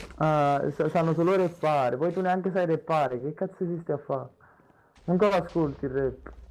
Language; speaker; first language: Italian; native; Italian